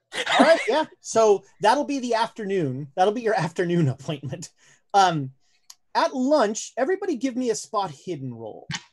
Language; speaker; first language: English; native; English